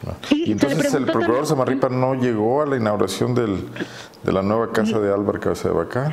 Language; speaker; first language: Spanish; native; Spanish